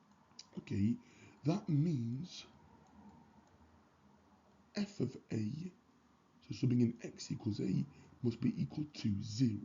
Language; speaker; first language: English; native; English